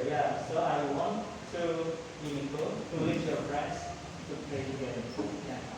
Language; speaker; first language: English; non-native, learner; Indonesian